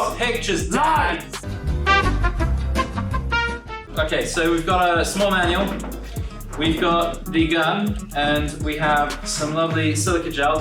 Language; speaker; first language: English; native; English